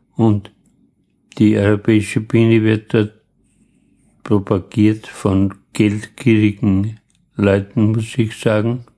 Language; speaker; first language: German; native; German